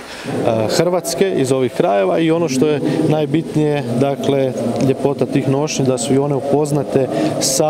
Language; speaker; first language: Croatian; native; Croatian